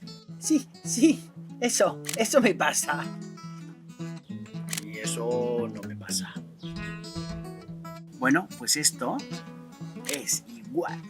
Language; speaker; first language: Spanish; non-native, learner; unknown